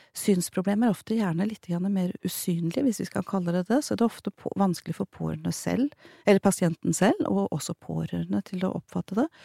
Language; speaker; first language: Norwegian; native; Norwegian